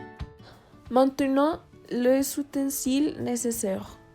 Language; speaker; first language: French; non-native, learner; Spanish